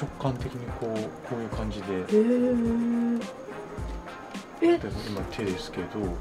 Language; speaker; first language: Japanese; native; Japanese